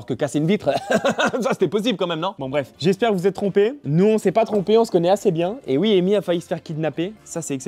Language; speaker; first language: French; native; French